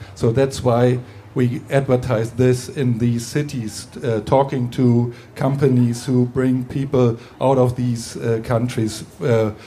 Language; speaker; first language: English; non-native, fluent; German